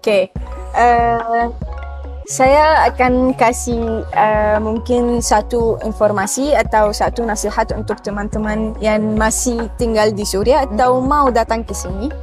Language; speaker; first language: Indonesian; non-native, learner; Arabic